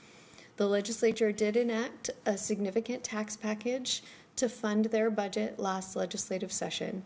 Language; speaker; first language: English; native; English